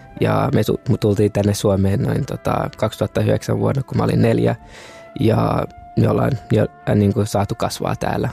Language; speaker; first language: Finnish; early bilingual, other home language; Kinyarwanda